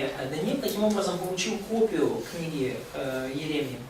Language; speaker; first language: Russian; native; Russian